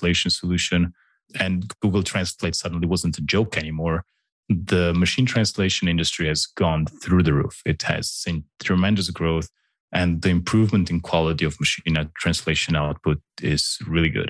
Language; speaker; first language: English; non-native, fluent; Slovenian